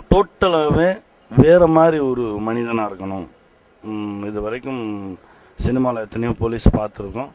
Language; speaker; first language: Tamil; native; Tamil